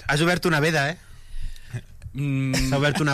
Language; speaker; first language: Catalan; native; Catalan